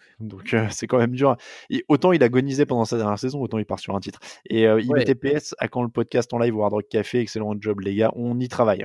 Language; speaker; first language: French; native; French